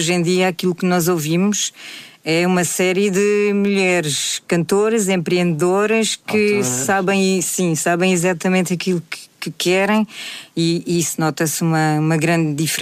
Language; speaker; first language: Portuguese; native; Portuguese